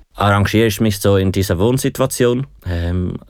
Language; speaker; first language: German; native; German